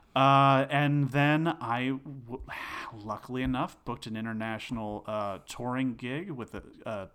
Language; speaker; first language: English; native; English